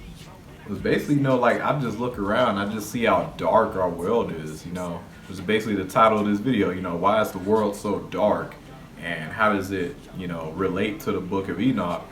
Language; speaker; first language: English; native; English